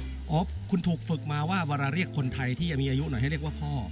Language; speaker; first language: Thai; native; Thai